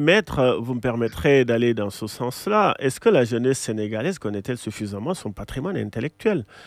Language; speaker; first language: French; non-native, local second language; Wolof